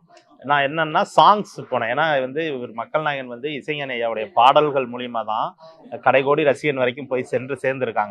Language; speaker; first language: Tamil; native; Tamil